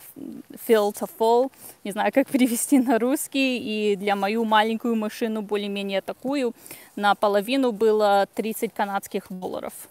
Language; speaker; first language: Russian; early bilingual, heritage; Russian